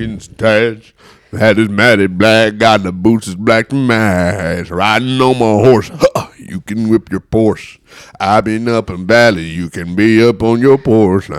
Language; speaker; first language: English; native; English